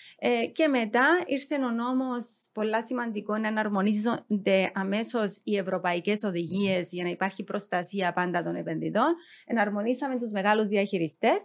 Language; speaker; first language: Greek; native; Greek